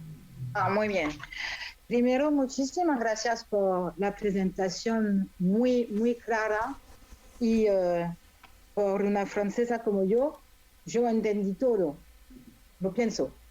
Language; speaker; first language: Spanish; non-native, fluent; French